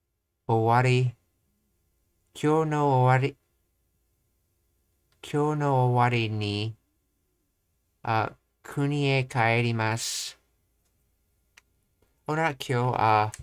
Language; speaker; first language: Japanese; non-native, learner; English